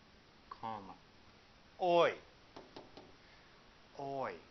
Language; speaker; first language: Spanish; non-native, fluent; English